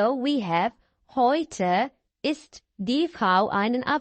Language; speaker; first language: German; non-native, fluent; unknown